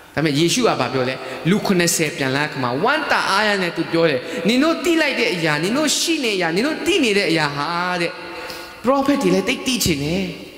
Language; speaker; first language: Burmese; non-native, local second language; Kachin